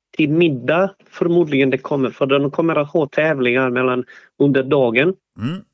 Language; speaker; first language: Swedish; non-native, fluent; Bosnian